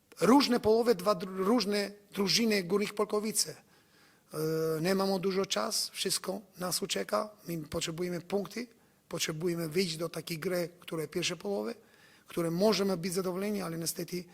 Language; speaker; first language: Polish; non-native, learner; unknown